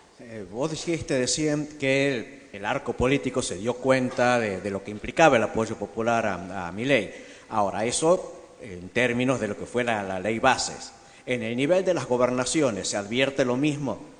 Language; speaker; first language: Spanish; native; Spanish